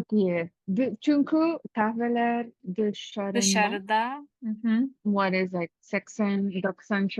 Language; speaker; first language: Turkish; non-native, learner; Spanish